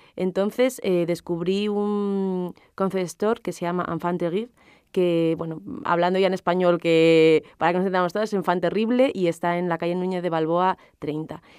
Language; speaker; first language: Spanish; native; Spanish